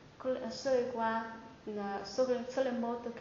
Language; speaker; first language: Japanese; non-native, learner; Vietnamese